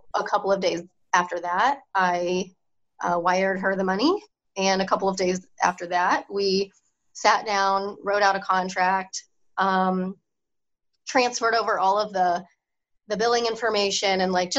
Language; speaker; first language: English; native; English